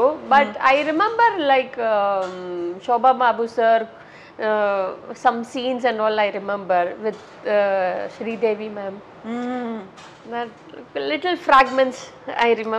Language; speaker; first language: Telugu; non-native, learner; Tamil